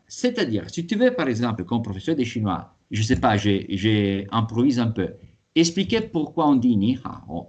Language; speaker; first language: French; non-native, fluent; Italian